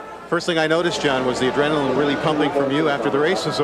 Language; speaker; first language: English; native; English